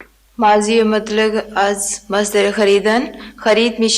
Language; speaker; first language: Persian; non-native, learner; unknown